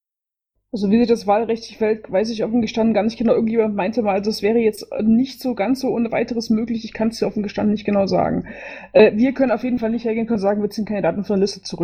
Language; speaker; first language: German; native; German